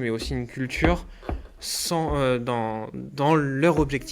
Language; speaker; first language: French; native; French